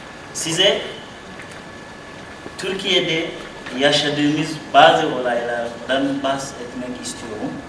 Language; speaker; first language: Turkish; non-native, learner; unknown